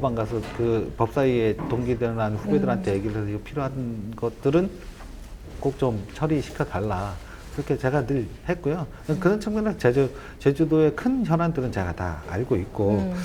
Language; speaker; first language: Korean; native; Korean